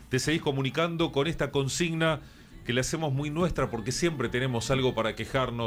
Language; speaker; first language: Spanish; native; Spanish